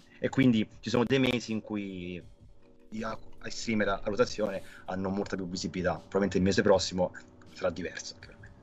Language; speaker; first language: Italian; native; Italian